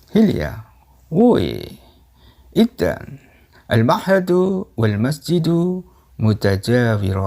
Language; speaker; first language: Arabic; non-native, fluent; Indonesian